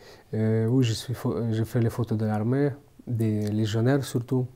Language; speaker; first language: French; non-native, fluent; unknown